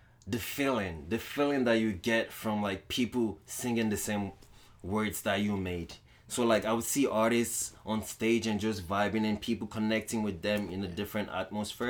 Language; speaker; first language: English; non-native, local second language; Yoruba